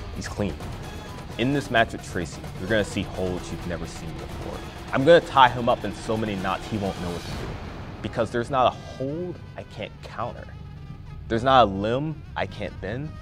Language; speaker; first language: English; native; English